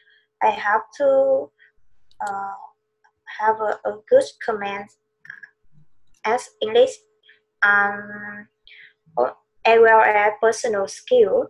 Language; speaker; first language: English; non-native, learner; Vietnamese